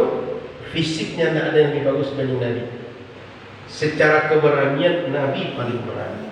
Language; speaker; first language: Indonesian; non-native, local second language; Malay